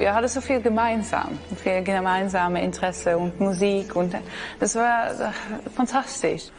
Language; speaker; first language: German; non-native, learner; Dutch